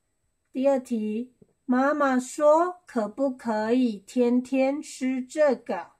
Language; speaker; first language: Chinese; non-native, learner; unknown